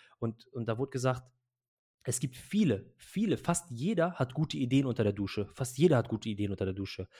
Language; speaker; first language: German; early bilingual, other home language; Arabic